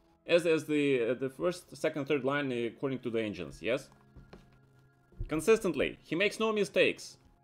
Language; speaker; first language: English; non-native, fluent; Russian